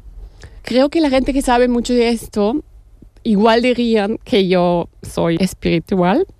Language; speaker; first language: Spanish; non-native, fluent; German